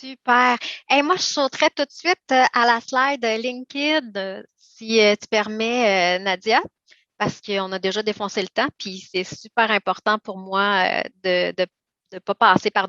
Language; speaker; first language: French; native; French